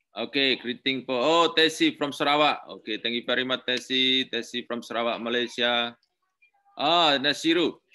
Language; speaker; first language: English; non-native, learner; Indonesian